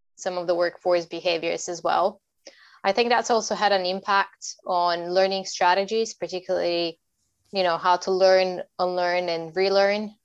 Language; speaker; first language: English; non-native, fluent; Bulgarian